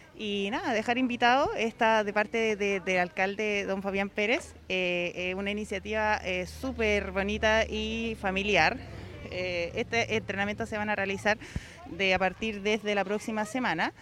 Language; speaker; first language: Spanish; native; Spanish